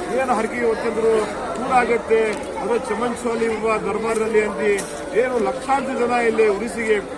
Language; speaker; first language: Kannada; non-native, local second language; Urdu